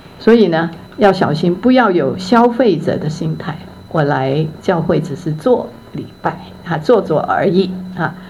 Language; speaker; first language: Chinese; non-native, local second language; Cantonese